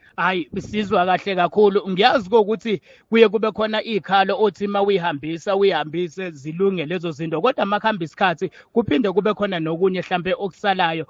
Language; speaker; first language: Zulu; native; Zulu